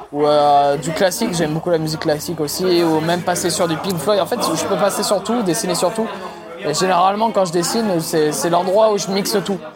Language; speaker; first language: French; native; French